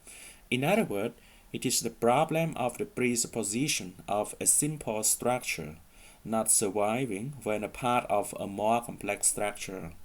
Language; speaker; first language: English; non-native, fluent; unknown